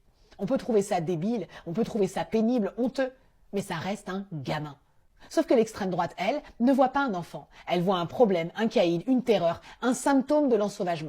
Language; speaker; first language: French; native; French